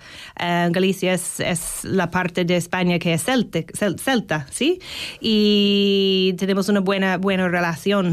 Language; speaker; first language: Spanish; non-native, learner; English